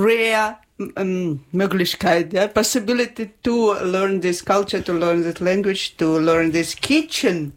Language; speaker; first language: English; non-native, learner; Ukrainian